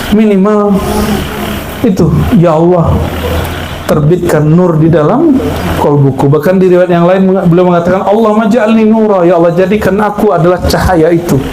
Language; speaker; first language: Indonesian; non-native, local second language; Minangkabau